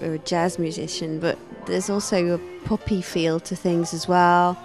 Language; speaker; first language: English; native; English